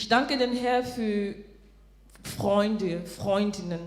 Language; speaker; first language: German; non-native, fluent; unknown